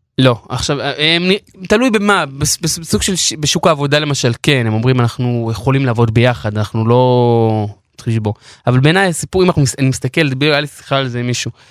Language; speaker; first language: Hebrew; non-native, local second language; Yiddish